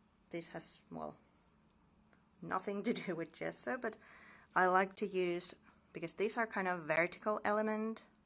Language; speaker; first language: English; non-native, fluent; Finnish